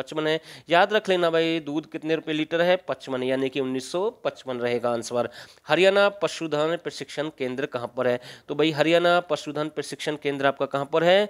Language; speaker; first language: Hindi; native; Hindi